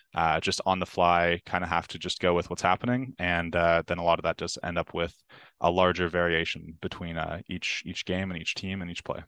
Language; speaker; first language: English; native; English